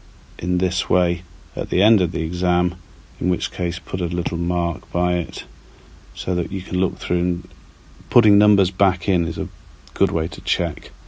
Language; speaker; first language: English; native; English